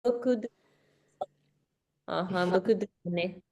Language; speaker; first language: French; non-native, learner; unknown